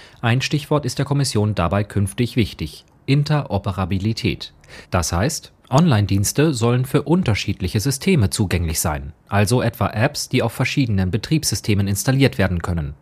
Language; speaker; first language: German; native; German